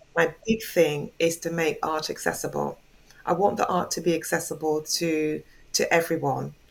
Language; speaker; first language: English; native; English